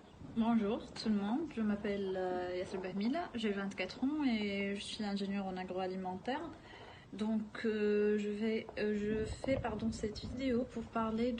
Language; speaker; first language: French; non-native, local second language; Arabic